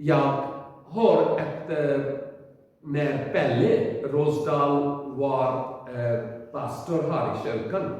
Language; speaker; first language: Swedish; non-native, learner; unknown